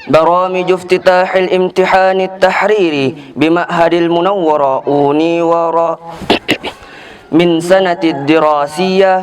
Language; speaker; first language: Arabic; non-native, learner; Indonesian